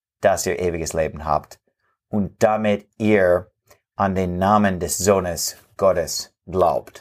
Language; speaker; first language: German; non-native, fluent; English